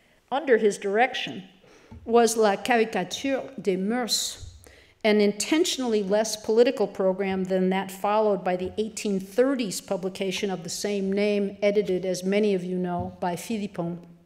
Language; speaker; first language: English; native; English